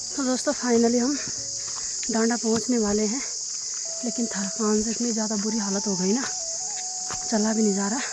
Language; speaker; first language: Hindi; non-native, local second language; Garhwali